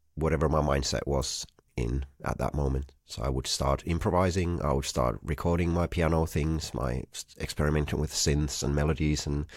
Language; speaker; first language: English; non-native, fluent; Finnish